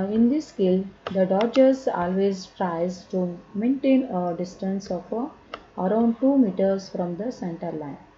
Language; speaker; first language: English; non-native, local second language; Kannada